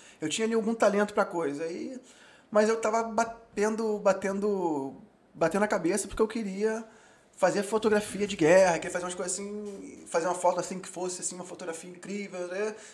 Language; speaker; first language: Portuguese; native; Portuguese